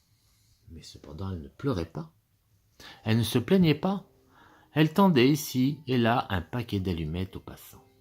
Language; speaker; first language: French; native; French